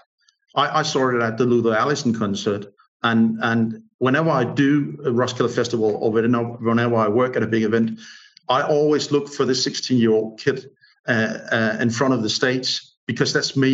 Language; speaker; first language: English; non-native, fluent; Danish